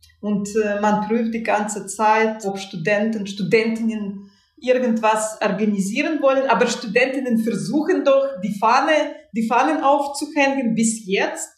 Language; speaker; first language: German; non-native, fluent; Russian